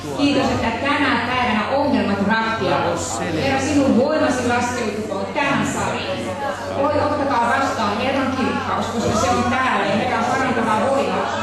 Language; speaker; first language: Finnish; native; Finnish